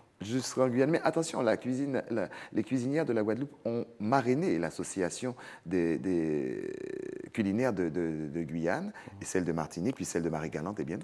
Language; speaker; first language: French; native; French